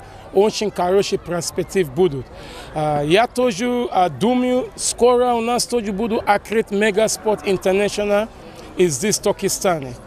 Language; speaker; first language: Russian; non-native, learner; Kazakh